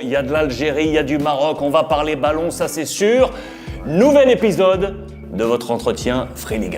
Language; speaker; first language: French; native; French